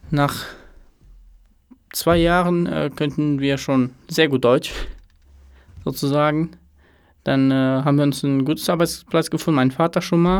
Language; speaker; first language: German; non-native, fluent; Romanian